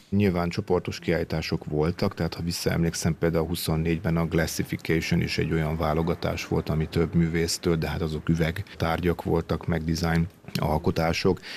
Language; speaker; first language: Hungarian; native; Hungarian